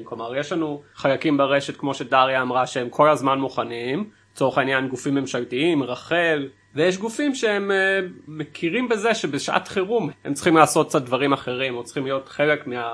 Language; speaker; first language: Hebrew; native; Hebrew